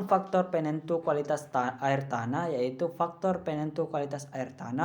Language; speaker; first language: Indonesian; native; Indonesian